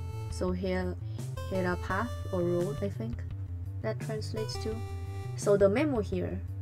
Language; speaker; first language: English; non-native, fluent; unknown